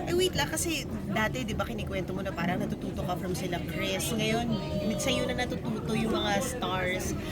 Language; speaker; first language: Filipino; native; Filipino